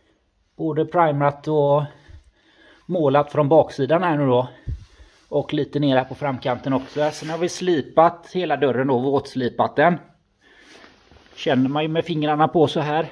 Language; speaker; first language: Swedish; native; Swedish